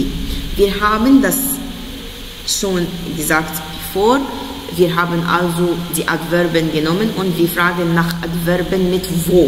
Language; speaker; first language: German; non-native, fluent; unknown